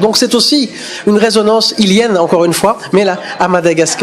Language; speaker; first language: French; native; French